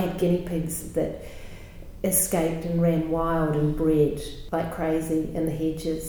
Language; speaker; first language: English; native; English